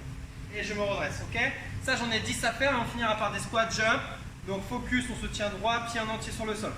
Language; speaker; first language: French; native; French